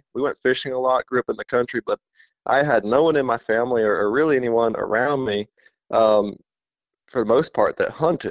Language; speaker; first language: English; native; English